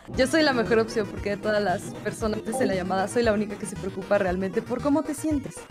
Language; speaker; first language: Spanish; native; Spanish